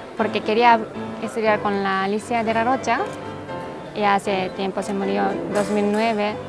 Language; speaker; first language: Spanish; non-native, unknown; Japanese